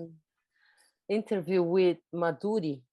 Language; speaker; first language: English; non-native, learner; German